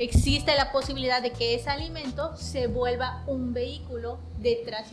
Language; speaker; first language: Spanish; native; Spanish